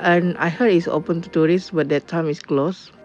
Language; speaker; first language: English; non-native, learner; Indonesian